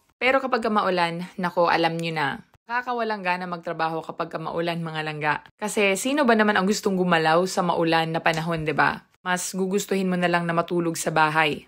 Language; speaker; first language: Filipino; non-native, local second language; Cebuano